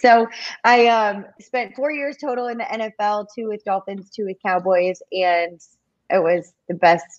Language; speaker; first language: English; native; English